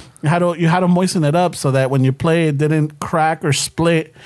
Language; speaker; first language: English; early bilingual, other home language; Spanish